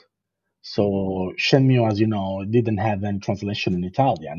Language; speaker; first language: English; non-native, fluent; Italian